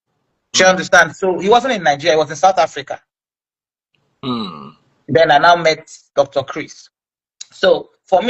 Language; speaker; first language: English; non-native, local second language; Igbo